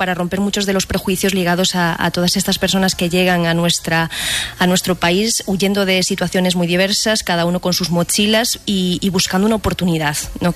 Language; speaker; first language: Spanish; native; Spanish